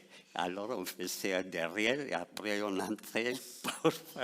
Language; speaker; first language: French; non-native, fluent; Spanish